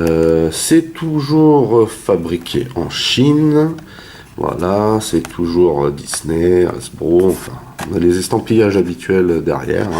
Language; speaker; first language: French; native; French